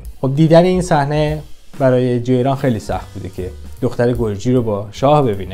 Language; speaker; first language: Persian; native; Persian